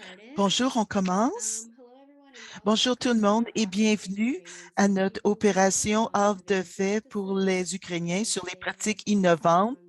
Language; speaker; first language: French; non-native, local second language; English